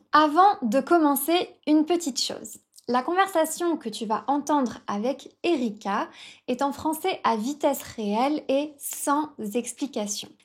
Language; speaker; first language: French; native; French